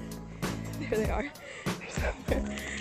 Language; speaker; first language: English; native; English